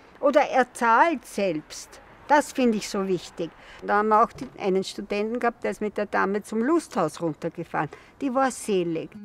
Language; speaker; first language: German; native; German